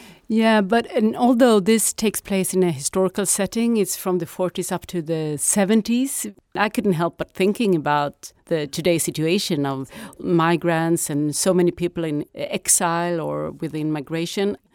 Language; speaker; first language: English; non-native, fluent; Swedish